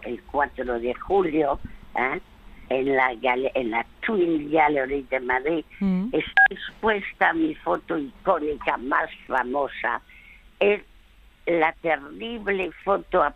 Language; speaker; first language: Spanish; early bilingual, other home language; French